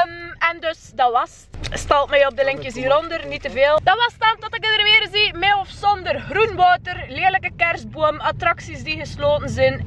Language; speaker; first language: Dutch; native; Dutch